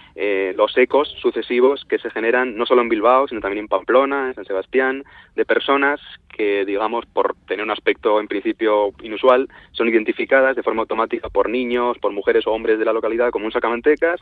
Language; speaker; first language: Spanish; native; Spanish